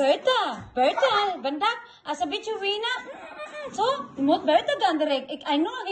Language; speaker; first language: Dutch; non-native, learner; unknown